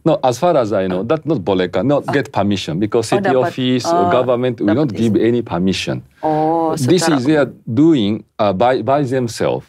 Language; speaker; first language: English; non-native, fluent; Japanese